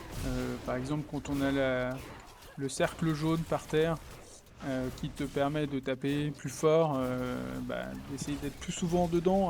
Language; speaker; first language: French; native; French